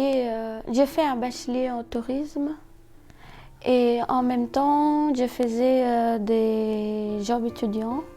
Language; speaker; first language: French; non-native, fluent; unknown